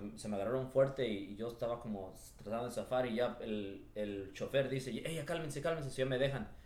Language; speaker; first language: Spanish; early bilingual, heritage; Spanish